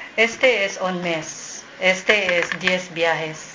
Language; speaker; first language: Spanish; non-native, learner; Filipino